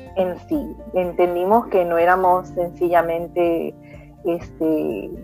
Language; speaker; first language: Spanish; early bilingual, heritage; Spanish